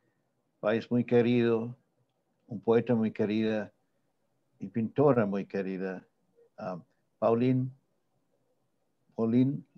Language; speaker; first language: Portuguese; non-native, fluent; English